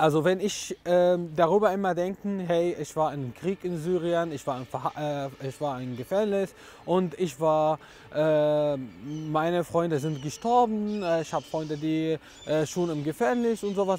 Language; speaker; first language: German; non-native, learner; Arabic